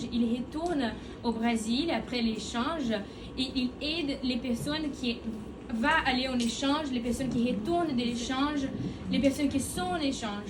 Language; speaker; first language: French; non-native, learner; Portuguese